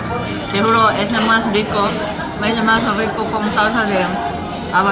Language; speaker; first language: Spanish; non-native, fluent; Japanese